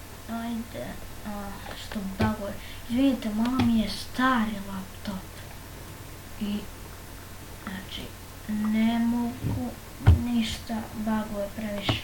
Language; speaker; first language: Bosnian; native; Bosnian